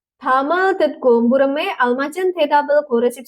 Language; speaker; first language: Korean; non-native, fluent; Indonesian